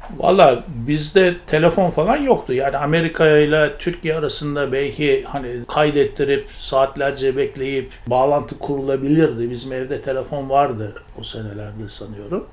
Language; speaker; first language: Turkish; native; Turkish